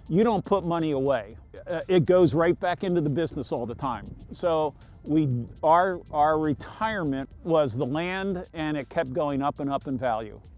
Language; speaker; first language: English; native; English